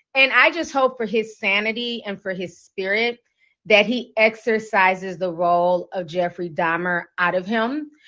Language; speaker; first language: English; native; English